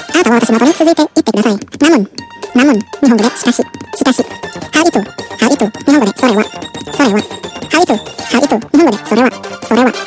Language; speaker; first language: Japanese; non-native, fluent; Indonesian